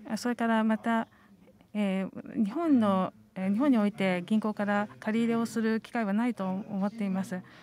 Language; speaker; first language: Japanese; non-native, fluent; Estonian